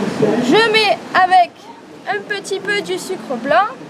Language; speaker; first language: French; native; French